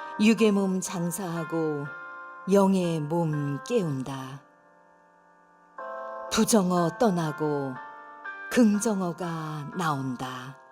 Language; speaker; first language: Korean; native; Korean